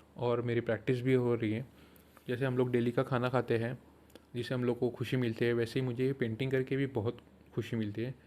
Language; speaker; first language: Hindi; non-native, local second language; Marathi